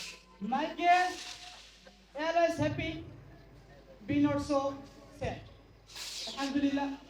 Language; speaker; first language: English; non-native, learner; Bangla